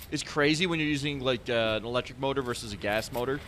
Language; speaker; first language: English; native; English